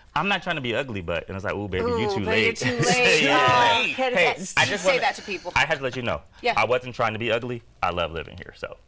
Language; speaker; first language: English; native; English